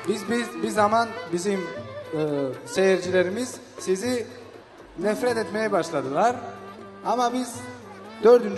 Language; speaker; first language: Turkish; non-native, fluent; Tajik